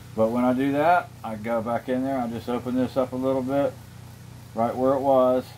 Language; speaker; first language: English; native; English